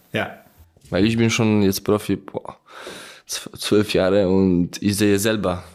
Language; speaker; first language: German; non-native, learner; Polish